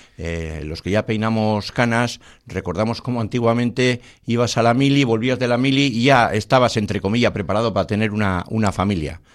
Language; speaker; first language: Spanish; native; Spanish